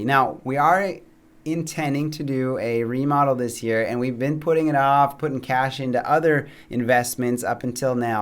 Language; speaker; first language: English; native; English